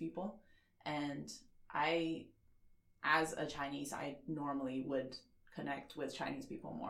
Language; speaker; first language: English; non-native, fluent; Chinese